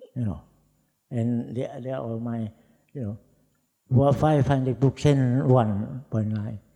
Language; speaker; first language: English; non-native, fluent; Javanese